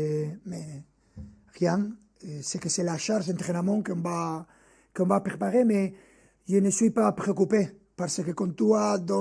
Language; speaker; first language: French; non-native, fluent; Spanish